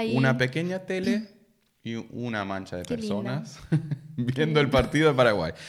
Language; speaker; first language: Spanish; non-native, fluent; German